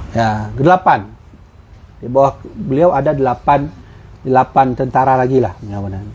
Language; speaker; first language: Malay; non-native, local second language; Achinese